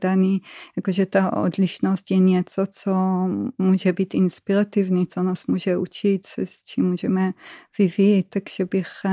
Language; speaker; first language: Czech; non-native, fluent; Hebrew